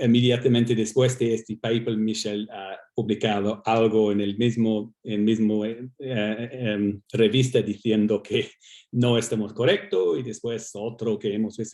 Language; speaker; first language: Spanish; non-native, fluent; English